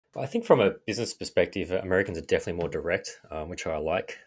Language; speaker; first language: English; native; English